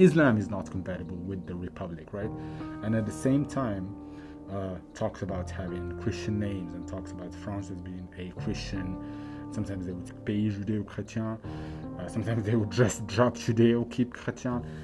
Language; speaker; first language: English; non-native, fluent; Arabic